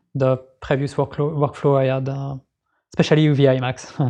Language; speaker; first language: English; non-native, fluent; French